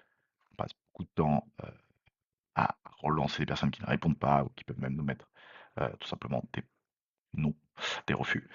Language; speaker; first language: French; native; French